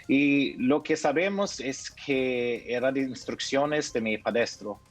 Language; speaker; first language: Spanish; early bilingual, heritage; Norwegian